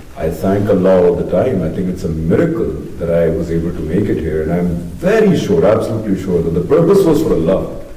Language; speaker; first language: English; non-native, local second language; Urdu